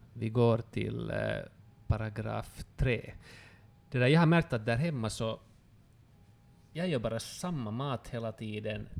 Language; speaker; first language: Swedish; native; Swedish